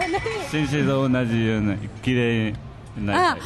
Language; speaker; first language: Japanese; non-native, learner; Nepali